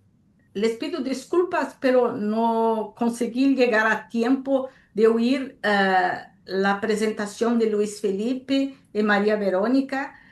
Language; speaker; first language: Spanish; non-native, local second language; Portuguese